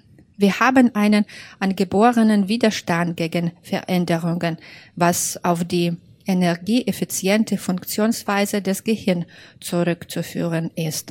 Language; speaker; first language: German; non-native, fluent; Russian